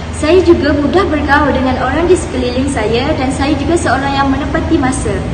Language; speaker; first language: Malay; native; Malay